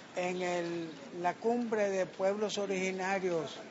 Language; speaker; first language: Spanish; native; Spanish